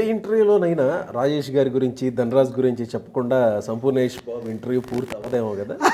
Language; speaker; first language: Telugu; native; Telugu